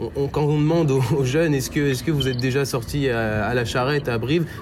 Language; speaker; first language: French; native; French